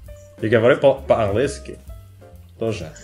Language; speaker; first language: Russian; non-native, learner; Indonesian